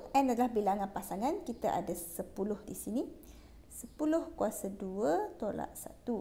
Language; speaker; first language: Malay; non-native, local second language; Chinese